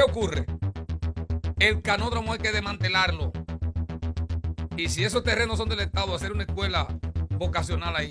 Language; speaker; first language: Spanish; native; Spanish